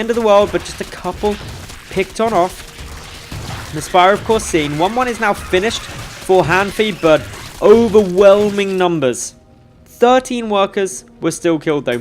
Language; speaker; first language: English; native; English